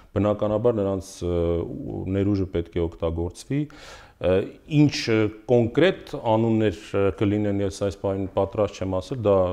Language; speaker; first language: Armenian; native; Armenian